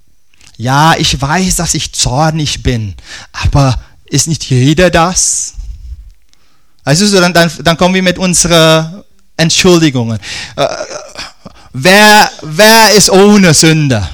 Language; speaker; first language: German; non-native, fluent; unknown